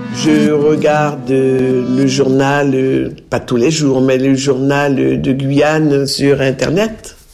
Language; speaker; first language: French; native; French